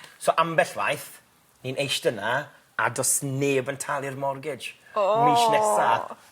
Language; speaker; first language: Welsh; native; Welsh